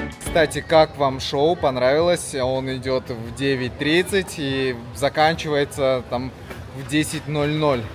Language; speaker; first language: Russian; native; Russian